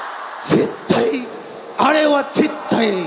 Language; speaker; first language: Japanese; native; Japanese